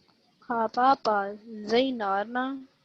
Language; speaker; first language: Chinese; non-native, learner; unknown